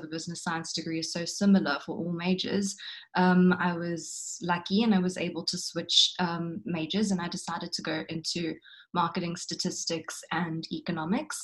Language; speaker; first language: English; native; English